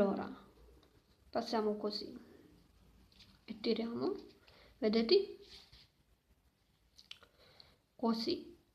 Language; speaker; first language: Italian; non-native, learner; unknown